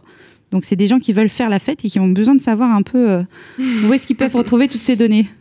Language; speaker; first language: French; native; French